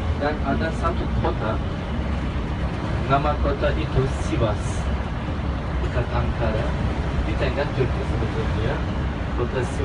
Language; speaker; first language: Indonesian; non-native, learner; Turkish